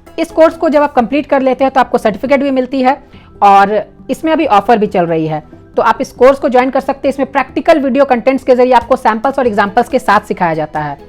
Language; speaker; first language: Hindi; native; Hindi